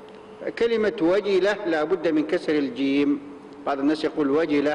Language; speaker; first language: Arabic; native; Arabic